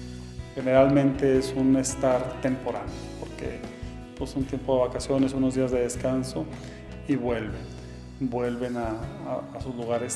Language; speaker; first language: Spanish; native; Spanish